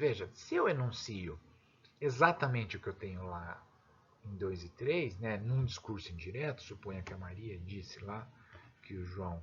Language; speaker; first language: Portuguese; native; Portuguese